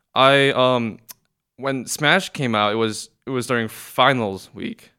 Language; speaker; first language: English; non-native, fluent; Korean